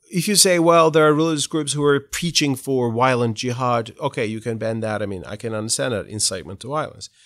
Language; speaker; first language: English; non-native, fluent; Turkish